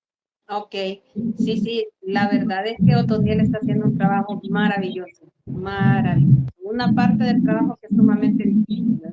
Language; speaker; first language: Spanish; native; Spanish